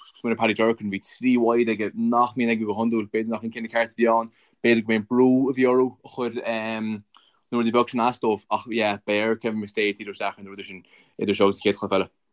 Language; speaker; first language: Irish; native; Irish